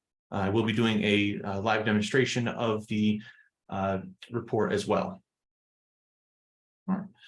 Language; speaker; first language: English; native; English